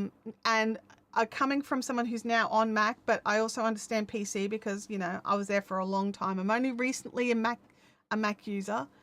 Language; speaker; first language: English; native; English